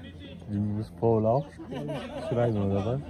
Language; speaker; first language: German; non-native, learner; Turkish